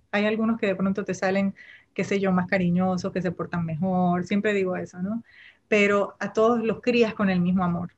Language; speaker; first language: Spanish; native; Spanish